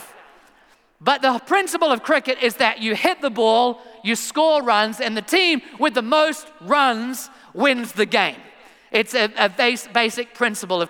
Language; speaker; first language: English; native; English